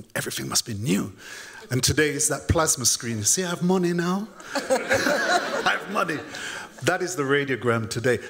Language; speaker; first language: English; native; English